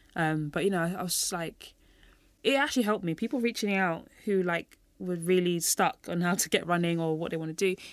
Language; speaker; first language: English; native; English